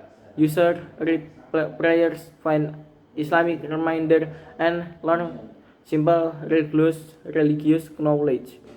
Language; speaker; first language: English; non-native, learner; Indonesian